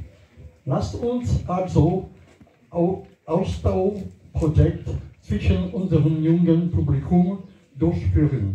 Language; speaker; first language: German; non-native, learner; French